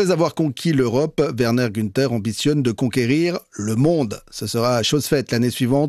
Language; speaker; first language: French; native; French